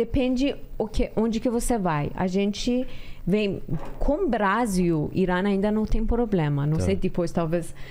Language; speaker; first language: Portuguese; non-native, learner; Persian